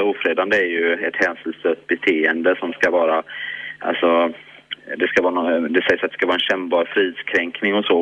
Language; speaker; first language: Swedish; native; Swedish